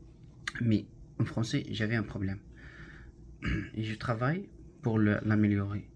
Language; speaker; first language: French; non-native, learner; Arabic